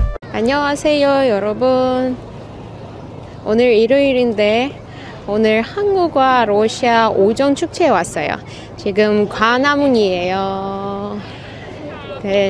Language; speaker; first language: Korean; non-native, learner; Russian